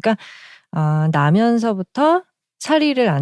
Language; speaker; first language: Korean; native; Korean